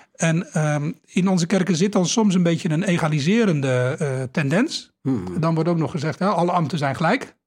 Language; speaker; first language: Dutch; native; Dutch